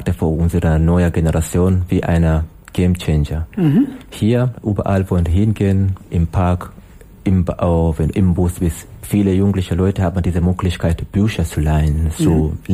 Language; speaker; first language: German; non-native, learner; Swahili